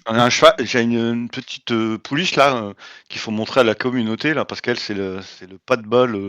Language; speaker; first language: French; native; French